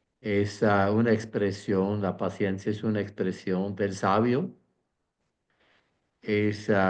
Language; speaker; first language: Spanish; non-native, fluent; Swiss German